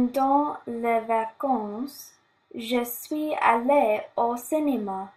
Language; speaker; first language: French; non-native, learner; English